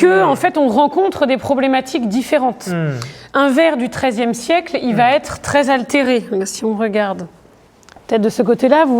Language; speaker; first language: French; native; French